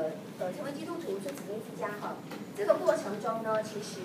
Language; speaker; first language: Chinese; native; Chinese